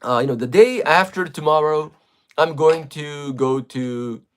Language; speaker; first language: English; non-native, fluent; Japanese